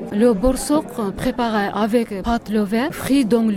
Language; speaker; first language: French; non-native, learner; Kyrgyz